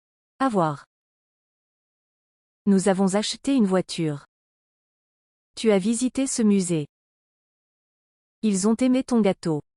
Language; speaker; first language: French; non-native, learner; English